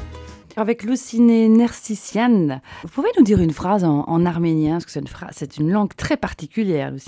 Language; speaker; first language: French; native; French